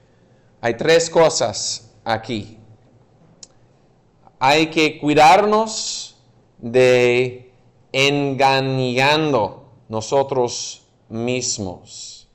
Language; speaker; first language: Spanish; non-native, fluent; English